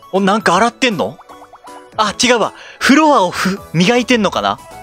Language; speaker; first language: Japanese; native; Japanese